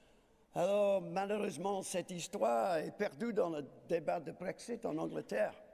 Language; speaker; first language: French; non-native, fluent; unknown